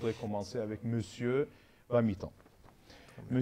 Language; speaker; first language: French; non-native, learner; Azerbaijani